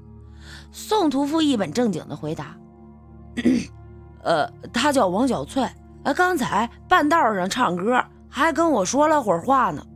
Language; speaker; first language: Chinese; native; Chinese